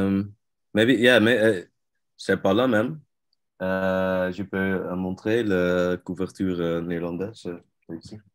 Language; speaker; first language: French; non-native, learner; Dutch